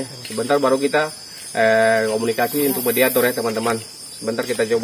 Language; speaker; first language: Indonesian; native; Indonesian